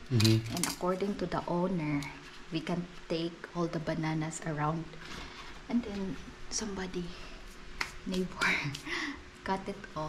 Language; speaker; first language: English; non-native, local second language; Cebuano